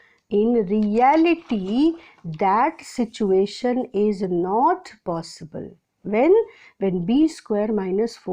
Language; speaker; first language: English; non-native, local second language; Hindi